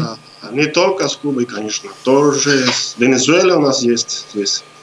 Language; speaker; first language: Russian; non-native, fluent; Spanish